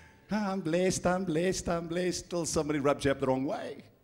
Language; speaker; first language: English; non-native, local second language; Afrikaans